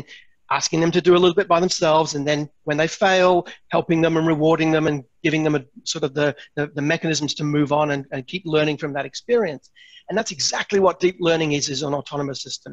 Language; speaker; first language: English; native; English